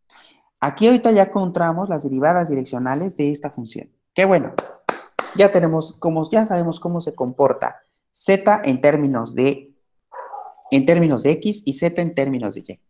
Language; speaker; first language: Spanish; native; Spanish